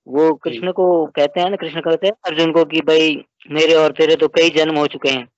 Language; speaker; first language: Hindi; native; Hindi